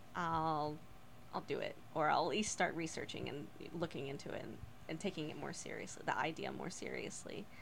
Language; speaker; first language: English; native; English